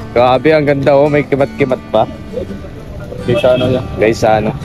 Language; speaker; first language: Filipino; non-native, local second language; Bikol